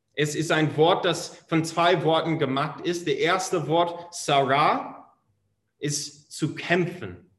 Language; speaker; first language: German; non-native, fluent; English